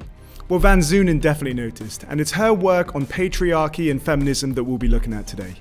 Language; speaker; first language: English; native; English